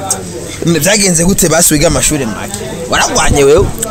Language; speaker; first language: French; non-native, learner; Rundi